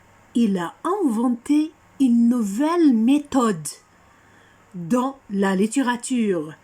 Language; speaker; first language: French; non-native, fluent; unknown